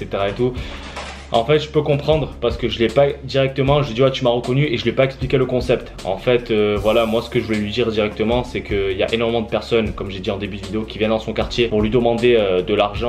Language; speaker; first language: French; native; French